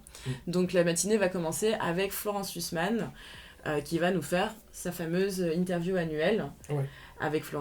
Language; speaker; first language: French; native; French